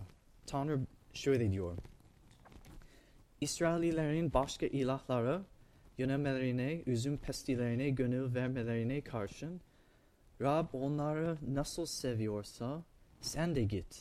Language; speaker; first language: Turkish; non-native, fluent; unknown